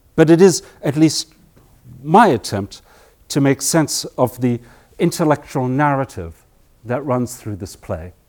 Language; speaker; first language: English; native; English